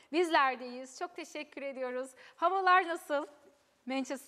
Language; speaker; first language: Turkish; native; Turkish